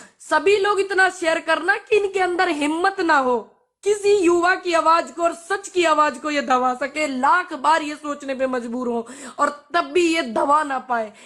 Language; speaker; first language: Hindi; native; Hindi